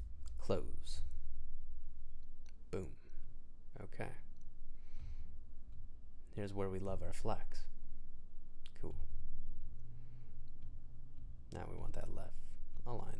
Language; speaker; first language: English; native; English